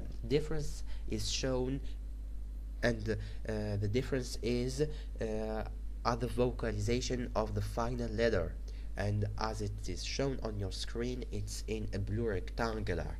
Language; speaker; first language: English; non-native, fluent; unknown